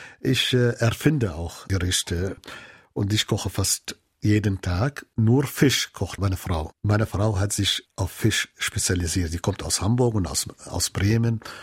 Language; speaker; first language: German; non-native, fluent; Arabic